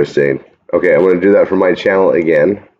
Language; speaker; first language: English; native; English